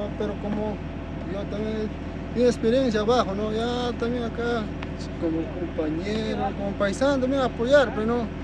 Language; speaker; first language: Spanish; non-native, local second language; Quechua